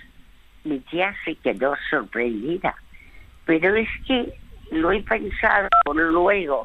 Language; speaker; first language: Spanish; early bilingual, other home language; French